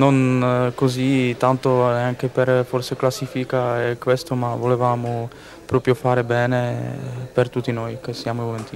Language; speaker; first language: Italian; non-native, learner; Czech